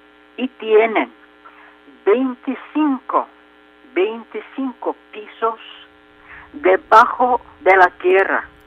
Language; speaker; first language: Spanish; non-native, fluent; Turkish